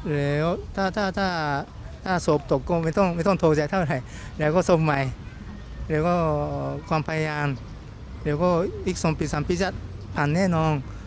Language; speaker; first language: Thai; non-native, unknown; Japanese